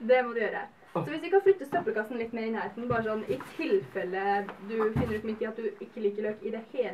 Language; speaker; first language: Norwegian; native; Norwegian